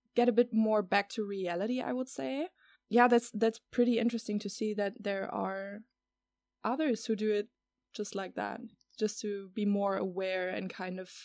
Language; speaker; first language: English; non-native, fluent; German